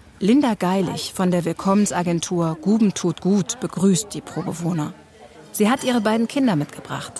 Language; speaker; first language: German; native; German